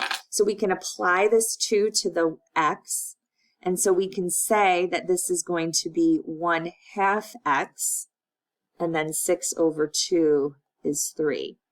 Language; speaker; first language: English; native; English